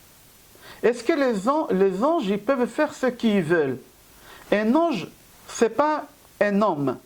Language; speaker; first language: French; native; French